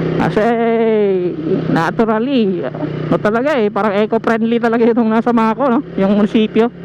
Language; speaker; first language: Filipino; non-native, local second language; Cebuano